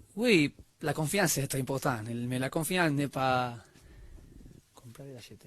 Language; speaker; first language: French; non-native, learner; Spanish